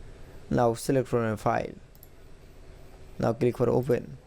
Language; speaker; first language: English; non-native, learner; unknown